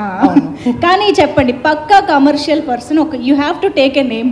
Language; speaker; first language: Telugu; native; Telugu